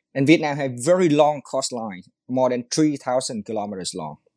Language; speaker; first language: English; non-native, learner; Vietnamese